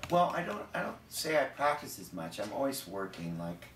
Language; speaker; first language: English; native; English